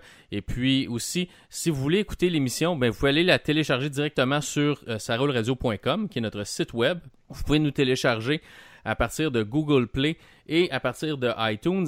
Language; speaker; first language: French; native; French